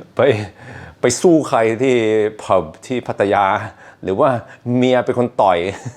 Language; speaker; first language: Thai; non-native, fluent; Norwegian